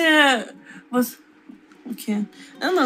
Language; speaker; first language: Portuguese; non-native, learner; Russian